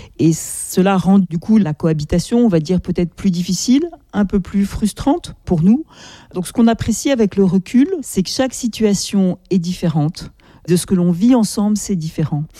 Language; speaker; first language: French; native; French